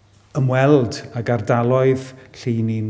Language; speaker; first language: Welsh; native; Welsh